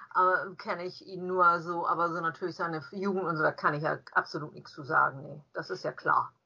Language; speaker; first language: German; native; German